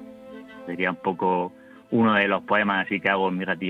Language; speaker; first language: Spanish; native; Spanish